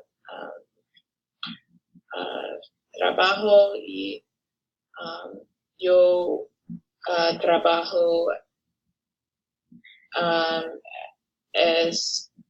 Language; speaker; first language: Spanish; non-native, learner; English